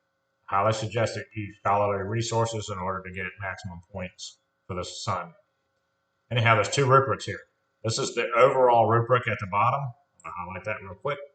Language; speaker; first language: English; native; English